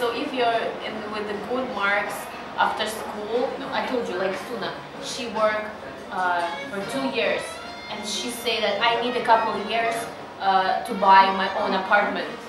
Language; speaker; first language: English; non-native, learner; Russian